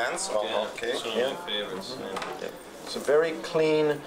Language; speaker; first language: English; non-native, learner; Russian